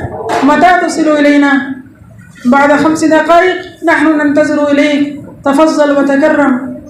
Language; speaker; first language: Arabic; non-native, learner; Urdu